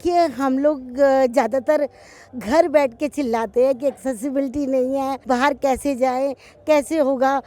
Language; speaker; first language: Hindi; native; Hindi